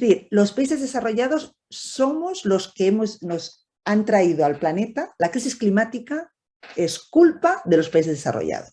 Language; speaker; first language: Spanish; native; Spanish